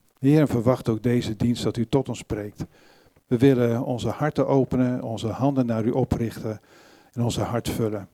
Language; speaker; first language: Dutch; native; Dutch